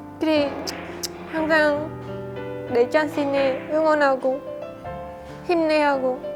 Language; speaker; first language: Korean; non-native, learner; Khmer